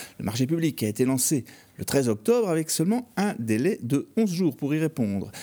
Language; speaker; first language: French; native; French